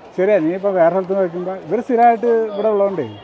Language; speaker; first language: Malayalam; native; Malayalam